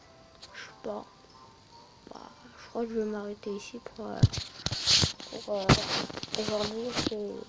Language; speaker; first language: French; native; French